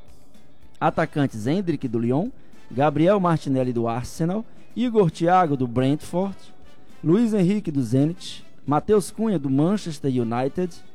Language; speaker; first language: Portuguese; native; Portuguese